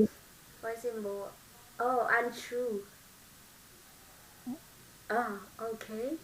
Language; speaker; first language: English; non-native, learner; Vietnamese